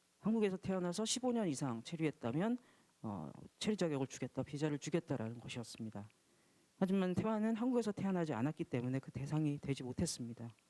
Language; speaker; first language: Korean; native; Korean